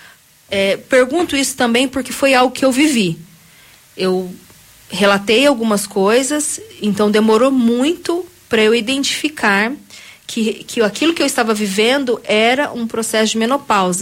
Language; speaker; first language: Portuguese; native; Portuguese